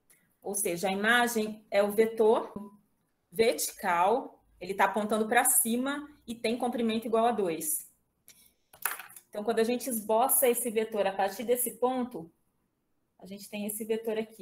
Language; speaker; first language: Portuguese; native; Portuguese